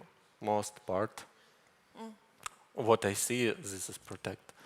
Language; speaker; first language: English; non-native, learner; Ukrainian